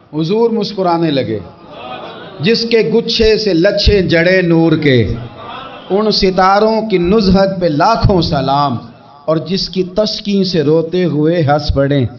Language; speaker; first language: Urdu; non-native, local second language; Punjabi